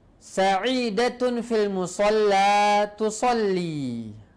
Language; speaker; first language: Arabic; non-native, fluent; Indonesian